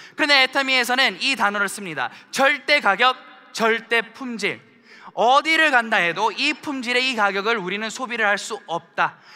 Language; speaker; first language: Korean; early bilingual, heritage; Korean